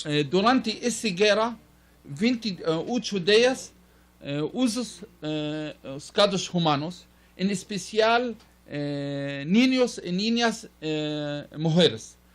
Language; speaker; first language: Spanish; non-native, learner; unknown